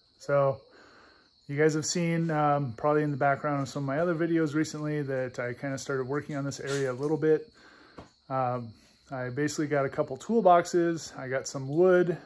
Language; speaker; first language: English; native; English